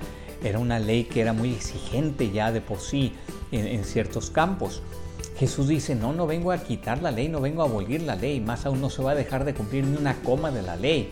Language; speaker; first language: Spanish; native; Spanish